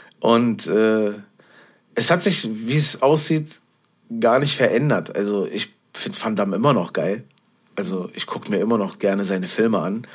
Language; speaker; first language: German; native; German